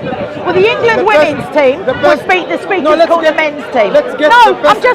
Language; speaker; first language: English; native; English